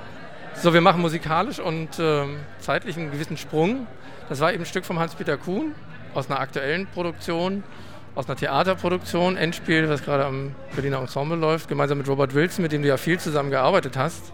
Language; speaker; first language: German; native; German